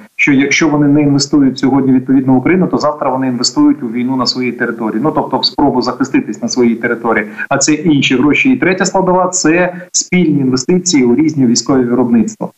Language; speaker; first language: Ukrainian; native; Ukrainian